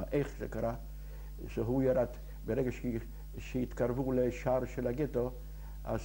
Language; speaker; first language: Hebrew; non-native, fluent; Yiddish